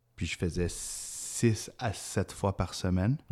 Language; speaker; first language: French; early bilingual, other home language; Arabic